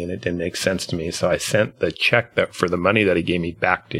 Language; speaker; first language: English; native; English